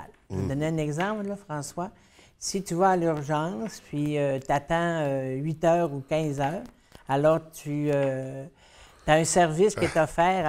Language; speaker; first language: French; native; French